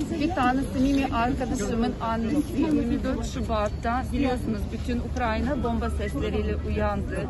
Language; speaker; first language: Turkish; non-native, fluent; Ukrainian